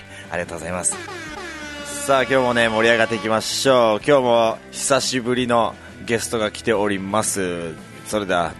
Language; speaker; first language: Japanese; native; Japanese